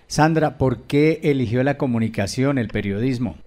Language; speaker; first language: Spanish; native; Spanish